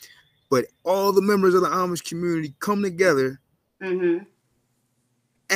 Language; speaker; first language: English; native; English